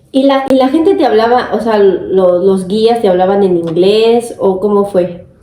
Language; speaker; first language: Spanish; native; Spanish